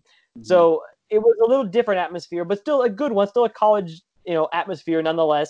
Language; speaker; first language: English; native; English